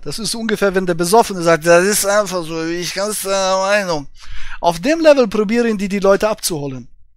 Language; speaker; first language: German; native; German